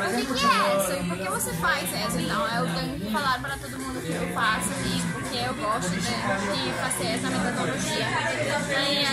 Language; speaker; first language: Portuguese; non-native, fluent; Spanish